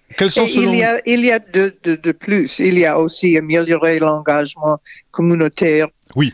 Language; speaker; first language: French; non-native, fluent; English